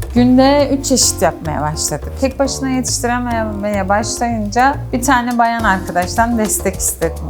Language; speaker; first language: Turkish; native; Turkish